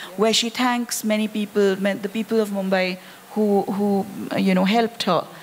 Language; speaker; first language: English; non-native, local second language; Hindi